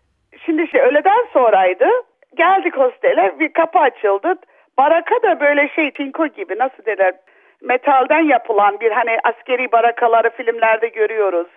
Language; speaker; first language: Turkish; early bilingual, other home language; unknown